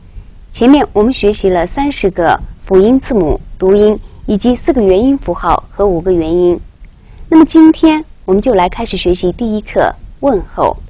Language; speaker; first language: Chinese; non-native, local second language; Tibetan